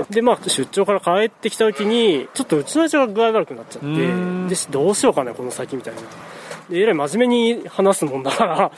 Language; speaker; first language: Japanese; native; Japanese